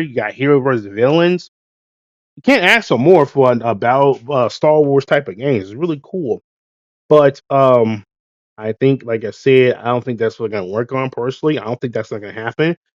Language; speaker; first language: English; native; English